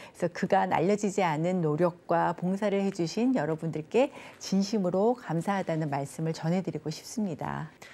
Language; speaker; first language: Korean; native; Korean